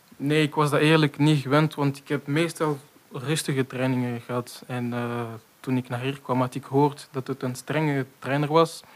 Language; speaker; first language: Dutch; non-native, local second language; French